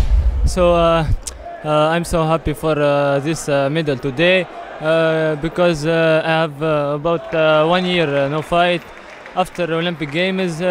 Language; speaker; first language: English; non-native, learner; Arabic